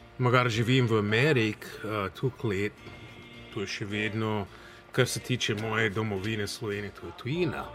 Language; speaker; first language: Slovenian; early bilingual, heritage; Slovenian